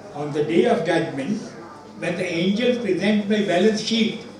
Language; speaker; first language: English; non-native, local second language; Urdu